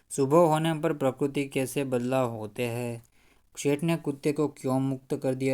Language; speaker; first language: Hindi; non-native, local second language; Gujarati